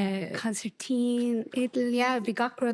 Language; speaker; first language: Irish; non-native, local second language; English